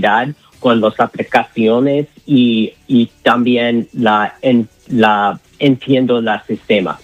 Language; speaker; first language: Spanish; non-native, learner; English